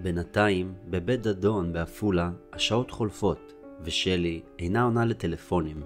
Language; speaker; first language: Hebrew; native; Hebrew